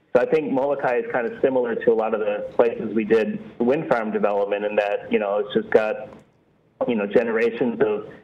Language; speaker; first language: English; native; English